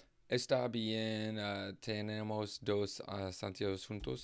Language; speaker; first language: Spanish; non-native, learner; English